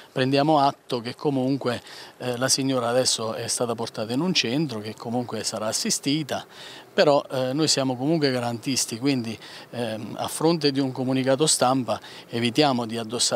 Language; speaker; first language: Italian; native; Italian